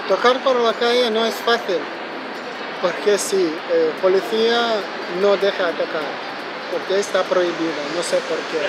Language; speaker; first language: Spanish; non-native, learner; Ukrainian